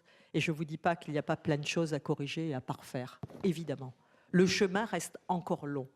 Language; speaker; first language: French; native; French